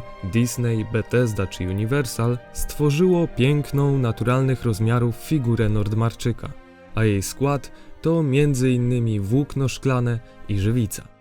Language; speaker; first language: Polish; native; Polish